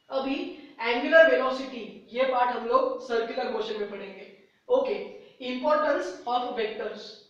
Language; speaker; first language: Hindi; native; Hindi